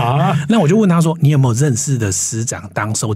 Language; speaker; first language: Chinese; native; Chinese